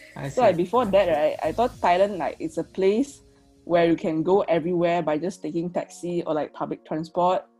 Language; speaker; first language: English; non-native, local second language; Chinese